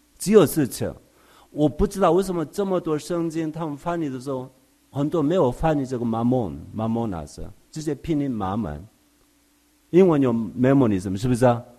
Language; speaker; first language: Chinese; non-native, fluent; Korean